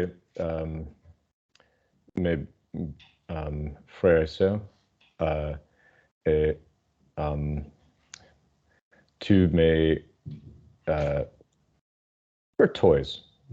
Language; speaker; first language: French; non-native, learner; English